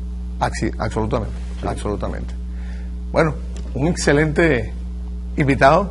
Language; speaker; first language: Spanish; native; Spanish